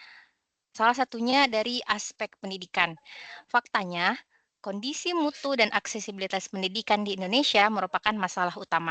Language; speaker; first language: Indonesian; native; Indonesian